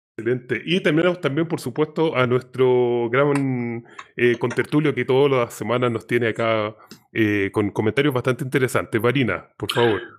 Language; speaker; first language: Spanish; native; Spanish